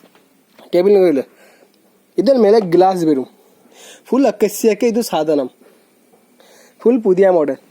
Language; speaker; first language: Malayalam; non-native, learner; Hindi